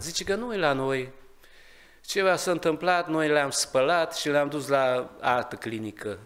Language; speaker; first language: Romanian; non-native, learner; Hungarian